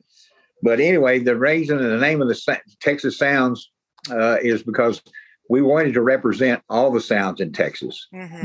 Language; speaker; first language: English; native; English